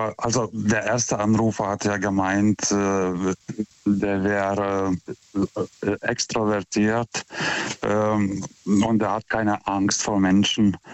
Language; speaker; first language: German; non-native, fluent; Lithuanian